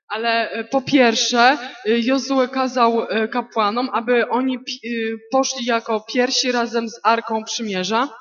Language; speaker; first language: Polish; native; Polish